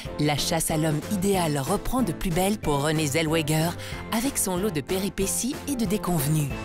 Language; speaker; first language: French; native; French